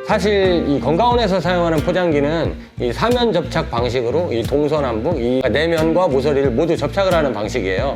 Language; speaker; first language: Korean; native; Korean